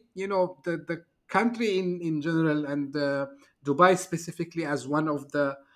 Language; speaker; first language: English; non-native, fluent; Turkish